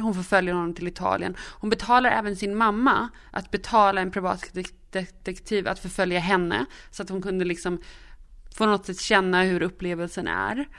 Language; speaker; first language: Swedish; native; Swedish